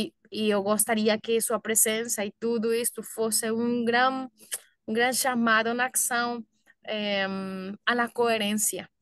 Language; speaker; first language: Portuguese; non-native, learner; Spanish